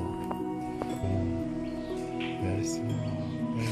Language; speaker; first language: English; non-native, learner; Japanese